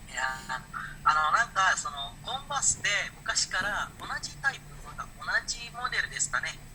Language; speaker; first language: Japanese; non-native, learner; Indonesian